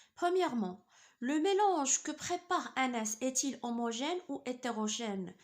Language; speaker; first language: French; non-native, local second language; Arabic